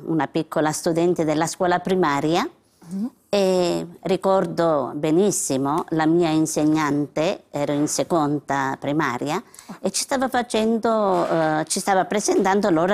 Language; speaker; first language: Italian; native; Italian